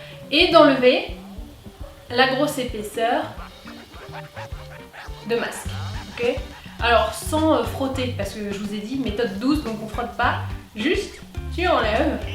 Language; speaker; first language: French; native; French